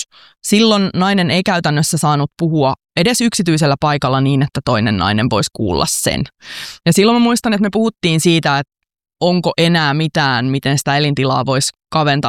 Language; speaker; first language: Finnish; native; Finnish